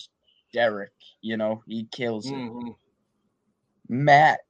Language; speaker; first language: English; native; English